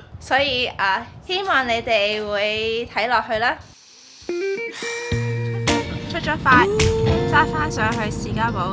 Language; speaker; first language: Cantonese; early bilingual, heritage; Cantonese